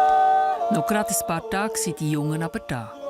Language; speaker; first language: German; native; German